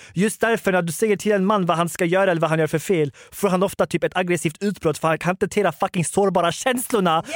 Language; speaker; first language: Swedish; early bilingual, other home language; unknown